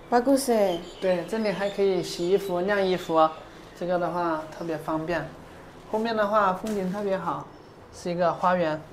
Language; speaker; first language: Chinese; native; Chinese